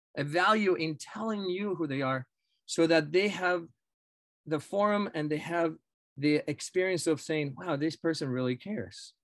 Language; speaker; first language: English; non-native, fluent; Spanish